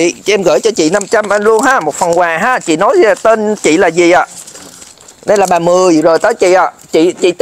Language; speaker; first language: Vietnamese; native; Vietnamese